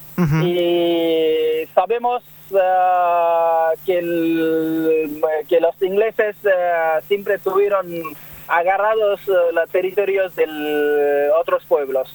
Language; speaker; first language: Spanish; non-native, learner; Bangla